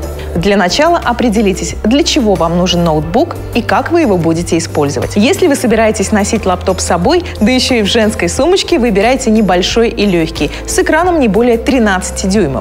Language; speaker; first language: Russian; native; Russian